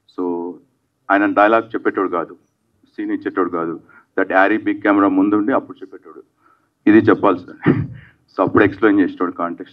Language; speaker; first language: Telugu; native; Telugu